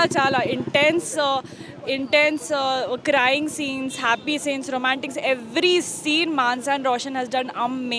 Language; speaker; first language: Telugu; non-native, learner; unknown